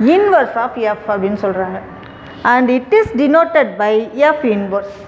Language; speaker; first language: English; non-native, local second language; Tamil